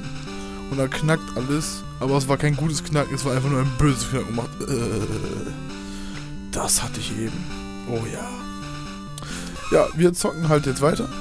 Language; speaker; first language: German; native; German